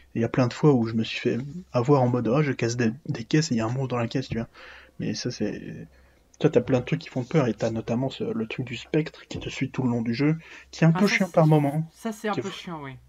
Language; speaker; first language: French; native; French